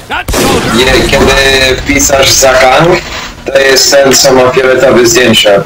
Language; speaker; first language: Polish; early bilingual, heritage; Polish